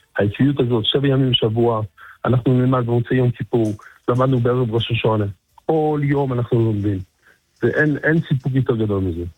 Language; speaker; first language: Hebrew; non-native, fluent; English